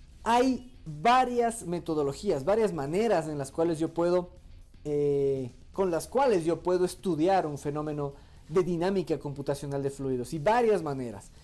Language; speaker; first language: Spanish; native; Spanish